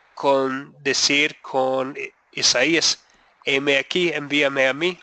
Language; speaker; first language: Spanish; non-native, fluent; English